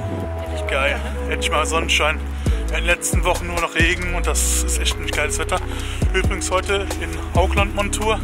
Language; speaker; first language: German; native; German